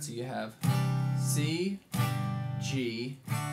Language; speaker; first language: English; native; English